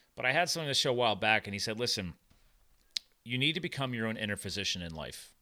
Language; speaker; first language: English; native; English